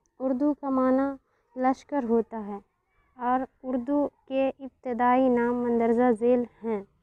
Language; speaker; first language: Urdu; native; Urdu